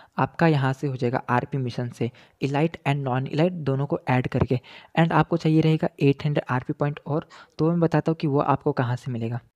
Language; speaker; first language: Hindi; native; Hindi